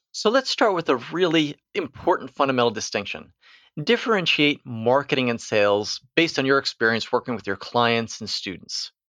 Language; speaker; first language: English; native; English